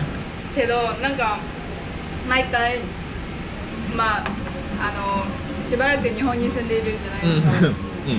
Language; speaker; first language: Japanese; non-native, fluent; Vietnamese